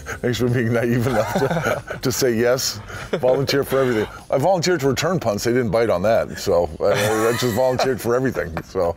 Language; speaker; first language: English; native; English